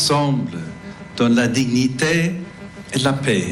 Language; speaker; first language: French; non-native, fluent; English